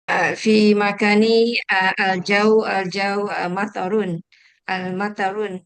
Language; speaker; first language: Arabic; non-native, learner; Malay